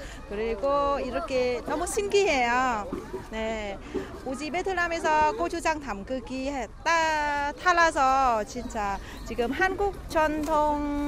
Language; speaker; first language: Korean; non-native, learner; Vietnamese